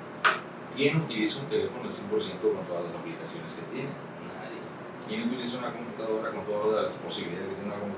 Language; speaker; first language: Spanish; native; Spanish